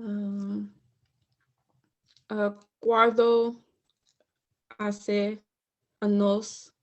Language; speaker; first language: Spanish; non-native, learner; English